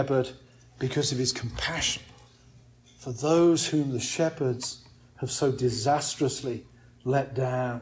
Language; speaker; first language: English; native; English